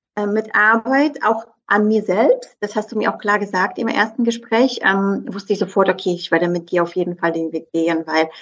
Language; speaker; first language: German; non-native, fluent; Polish